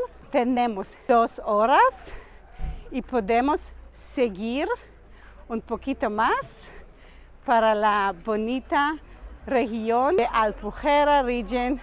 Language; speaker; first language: Spanish; non-native, learner; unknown